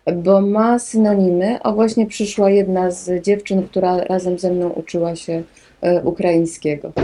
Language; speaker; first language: Polish; native; Polish